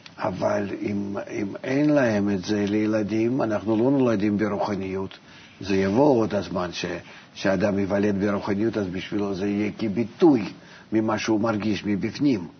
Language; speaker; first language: Hebrew; non-native, fluent; Russian